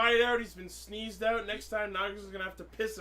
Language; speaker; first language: English; native; English